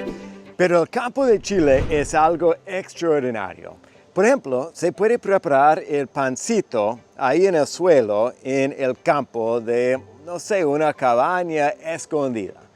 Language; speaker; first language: Spanish; non-native, fluent; English